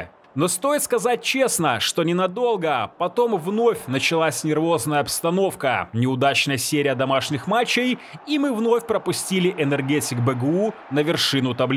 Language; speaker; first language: Russian; native; Russian